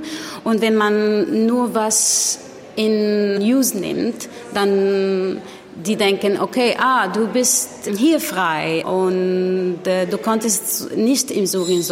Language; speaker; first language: German; non-native, learner; Arabic